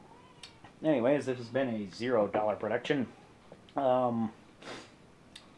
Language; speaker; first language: English; native; English